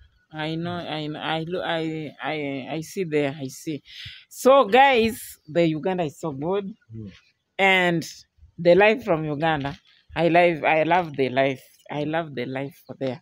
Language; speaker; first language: English; non-native, learner; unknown